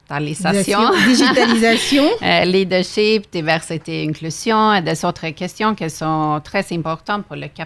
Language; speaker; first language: French; non-native, fluent; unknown